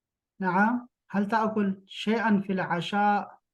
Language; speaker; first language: Arabic; non-native, fluent; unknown